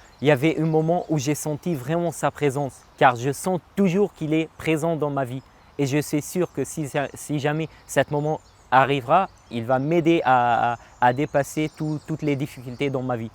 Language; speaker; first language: French; non-native, local second language; Arabic